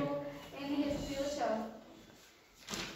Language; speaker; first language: English; non-native, learner; Hindi